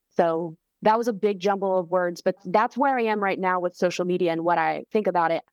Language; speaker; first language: English; native; English